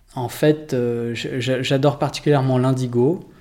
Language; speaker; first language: French; native; French